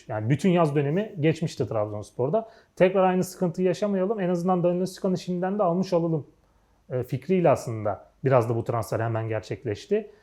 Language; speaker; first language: Turkish; native; Turkish